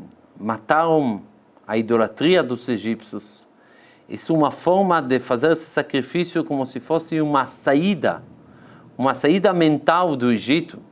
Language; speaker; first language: Portuguese; non-native, fluent; Hebrew